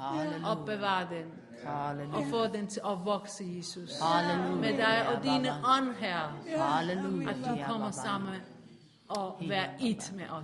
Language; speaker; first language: Danish; non-native, fluent; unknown